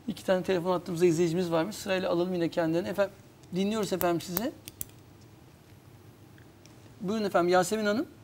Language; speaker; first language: Turkish; native; Turkish